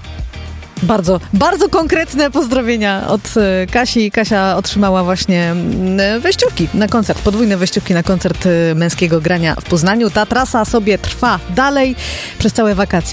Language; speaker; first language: Polish; native; Polish